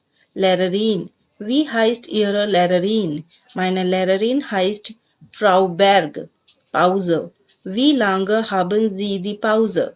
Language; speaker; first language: German; non-native, fluent; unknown